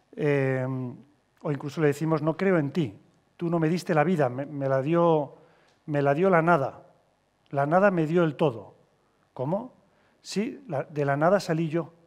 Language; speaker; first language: Spanish; native; Spanish